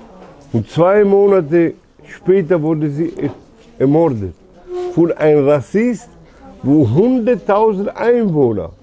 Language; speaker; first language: German; early bilingual, other home language; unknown